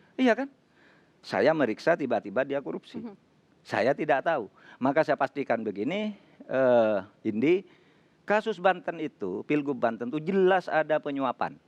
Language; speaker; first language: Indonesian; non-native, local second language; Madurese